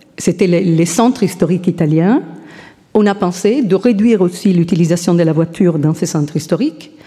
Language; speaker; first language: French; non-native, fluent; Italian